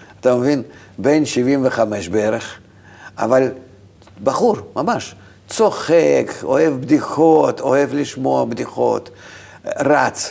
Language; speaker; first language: Hebrew; non-native, fluent; Russian